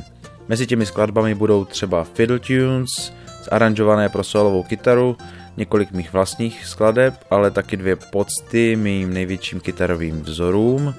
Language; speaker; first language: Czech; native; Czech